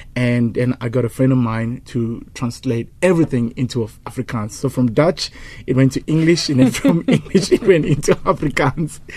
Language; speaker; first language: English; non-native, local second language; Zulu